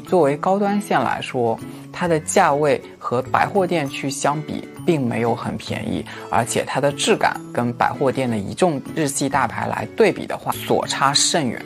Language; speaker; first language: Chinese; native; Chinese